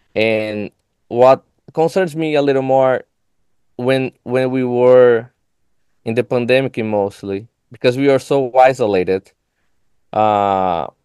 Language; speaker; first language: English; non-native, fluent; Portuguese